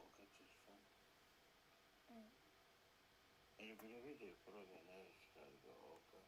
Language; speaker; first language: Swedish; non-native, learner; Turkish